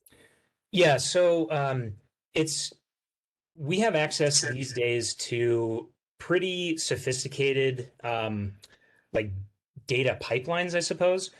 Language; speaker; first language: English; native; English